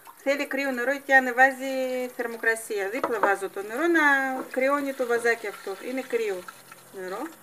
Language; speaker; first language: Greek; non-native, fluent; Russian